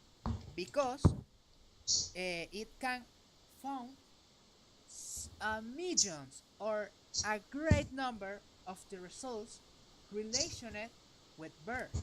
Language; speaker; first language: English; non-native, learner; Spanish